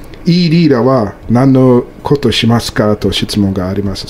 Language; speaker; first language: Japanese; non-native, learner; English